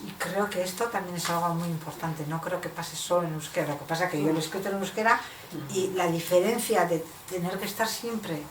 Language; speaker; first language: Spanish; non-native, local second language; Basque